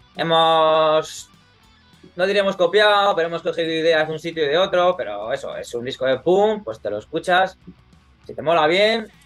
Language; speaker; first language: Spanish; native; Spanish